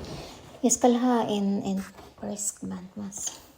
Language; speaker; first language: Danish; non-native, learner; Filipino